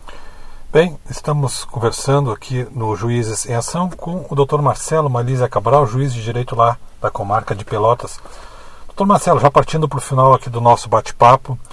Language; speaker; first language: Portuguese; native; Portuguese